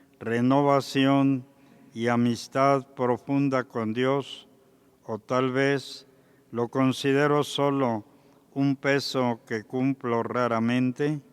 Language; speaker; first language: Spanish; native; Spanish